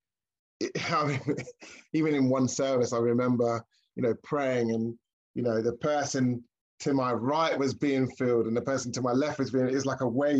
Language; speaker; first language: English; native; English